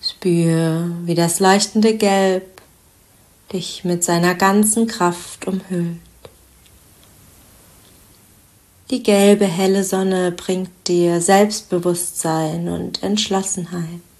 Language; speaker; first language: German; native; German